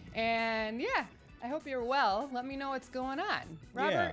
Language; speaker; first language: English; native; English